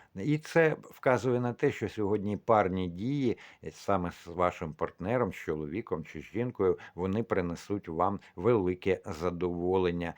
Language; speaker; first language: Ukrainian; non-native, local second language; Russian